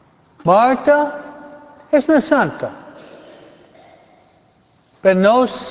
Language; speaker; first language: Spanish; non-native, fluent; English